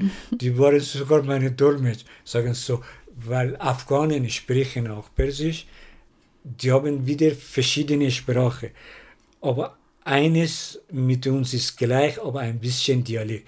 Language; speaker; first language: German; non-native, learner; Persian